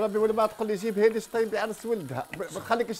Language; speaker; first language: Arabic; native; Arabic